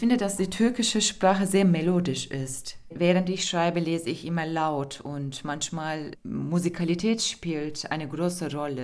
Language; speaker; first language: German; non-native, fluent; Turkish